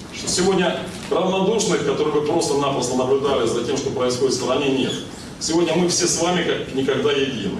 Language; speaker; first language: Russian; non-native, local second language; Ukrainian